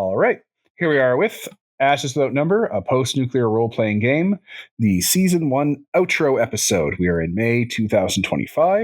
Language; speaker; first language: English; native; English